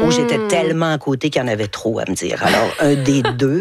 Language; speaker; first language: French; native; French